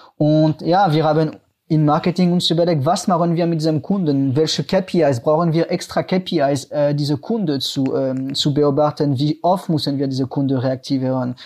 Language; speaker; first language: German; non-native, fluent; French